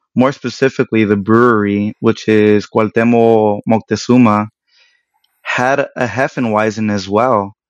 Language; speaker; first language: English; early bilingual, other home language; Spanish